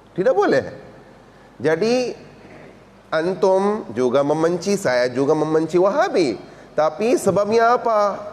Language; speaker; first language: Indonesian; non-native, learner; Urdu